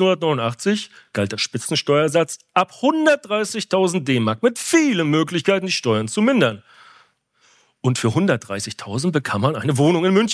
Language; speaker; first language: German; native; German